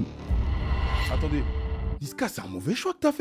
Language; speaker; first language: French; native; French